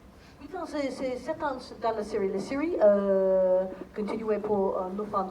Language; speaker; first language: French; non-native, learner; English